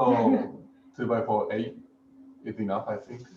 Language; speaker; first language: English; non-native, fluent; Japanese